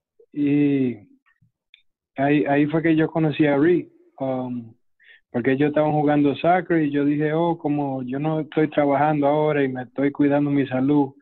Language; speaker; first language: Spanish; early bilingual, other home language; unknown